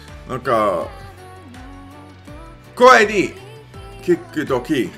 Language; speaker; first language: Japanese; non-native, learner; English